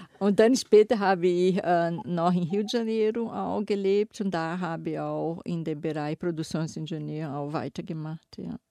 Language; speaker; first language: German; non-native, fluent; Portuguese